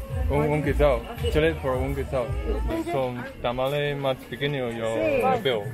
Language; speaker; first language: Spanish; non-native, learner; Chinese